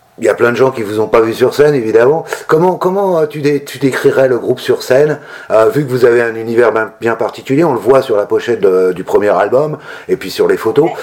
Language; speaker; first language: French; native; French